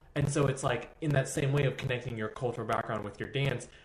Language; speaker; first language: English; early bilingual, other home language; Spanish